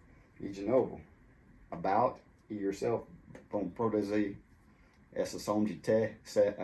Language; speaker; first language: Portuguese; non-native, fluent; English